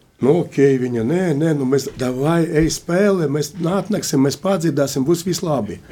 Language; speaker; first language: Latvian; non-native, local second language; Russian